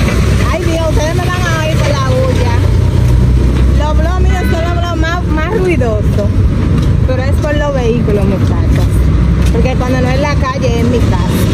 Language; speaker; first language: Spanish; native; Spanish